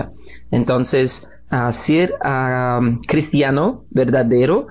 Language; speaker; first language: Spanish; non-native, learner; Portuguese